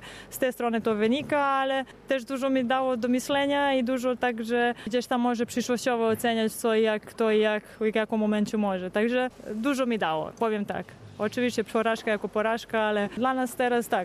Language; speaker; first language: Polish; non-native, fluent; Serbian